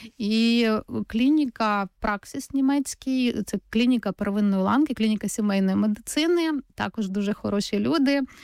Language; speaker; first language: Ukrainian; native; Ukrainian